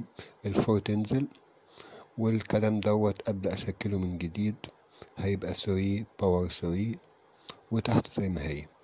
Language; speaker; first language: Arabic; native; Arabic